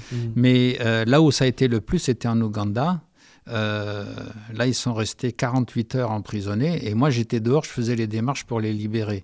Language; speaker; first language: French; early bilingual, heritage; French